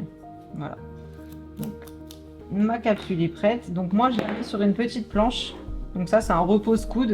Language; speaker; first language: French; native; French